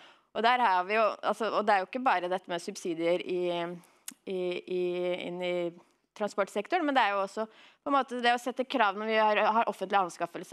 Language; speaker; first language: Norwegian; native; Norwegian